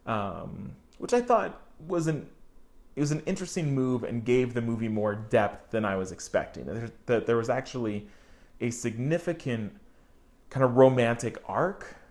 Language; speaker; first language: English; native; English